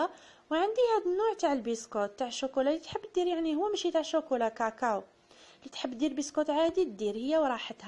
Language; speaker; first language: Arabic; native; Arabic